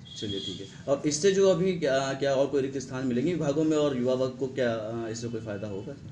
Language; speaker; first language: Hindi; native; Hindi